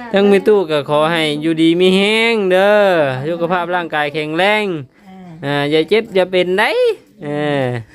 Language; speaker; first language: Thai; native; Thai